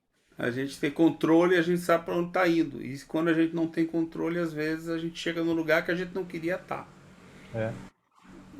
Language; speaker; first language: Portuguese; native; Portuguese